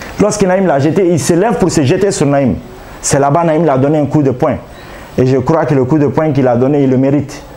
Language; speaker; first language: French; non-native, local second language; Arabic